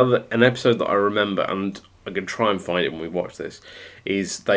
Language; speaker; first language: English; native; English